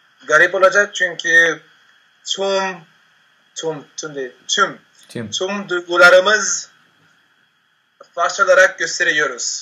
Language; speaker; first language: Turkish; non-native, fluent; Spanish